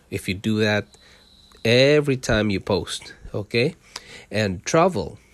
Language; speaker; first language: English; non-native, local second language; Cebuano